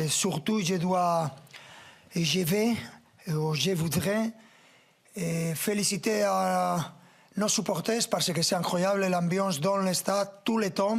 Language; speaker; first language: French; non-native, fluent; Spanish